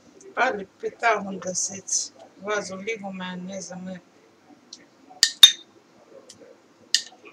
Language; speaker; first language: Greek; non-native, learner; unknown